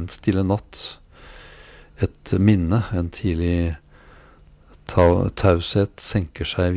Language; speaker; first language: Norwegian; native; Norwegian